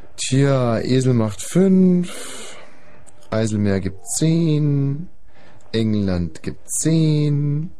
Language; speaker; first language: German; native; German